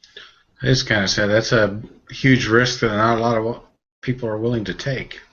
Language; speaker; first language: English; native; English